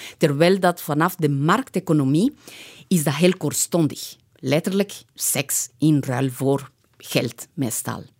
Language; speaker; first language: Dutch; non-native, fluent; Spanish